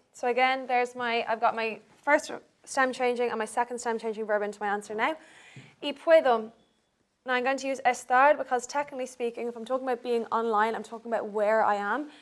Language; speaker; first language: English; native; English